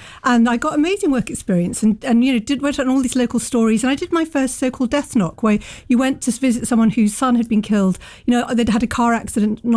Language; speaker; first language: English; native; English